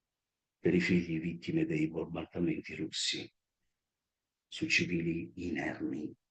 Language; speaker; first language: Italian; native; Italian